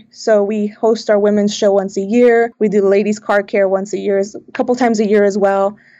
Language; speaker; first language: English; native; English